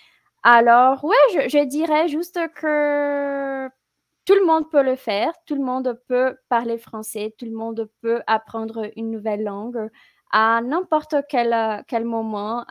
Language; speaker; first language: French; non-native, fluent; Portuguese